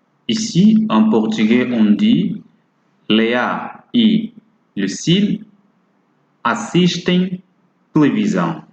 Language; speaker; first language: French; non-native, fluent; Portuguese